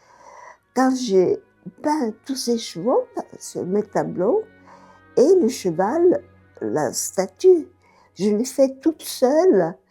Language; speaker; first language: French; non-native, fluent; Bulgarian